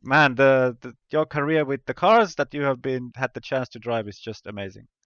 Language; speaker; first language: English; non-native, fluent; Finnish